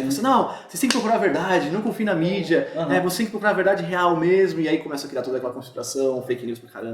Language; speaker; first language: Portuguese; native; Portuguese